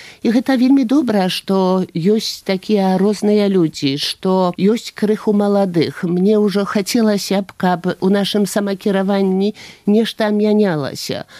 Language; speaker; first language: Belarusian; native; Belarusian